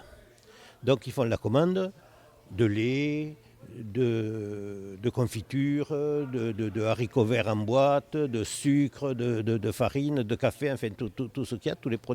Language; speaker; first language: French; native; French